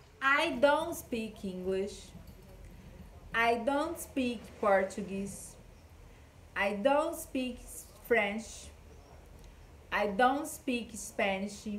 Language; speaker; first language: English; non-native, fluent; Portuguese